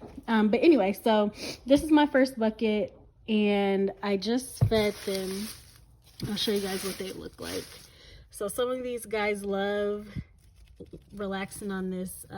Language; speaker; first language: English; native; English